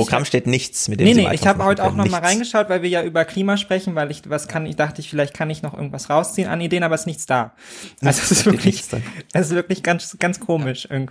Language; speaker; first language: German; native; German